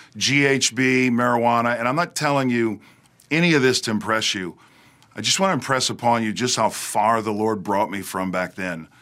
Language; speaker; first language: English; native; English